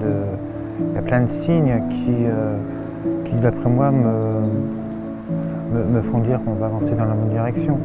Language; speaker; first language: French; native; French